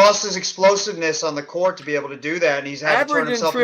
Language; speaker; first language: English; native; English